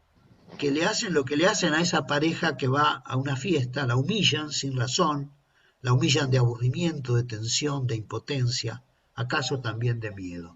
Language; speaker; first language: Spanish; native; Spanish